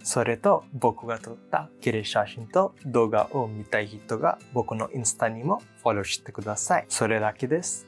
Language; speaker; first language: Japanese; non-native, learner; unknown